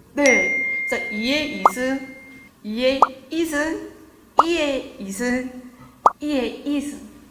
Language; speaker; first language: Korean; native; Korean